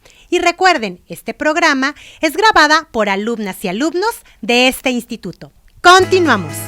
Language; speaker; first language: Spanish; native; Spanish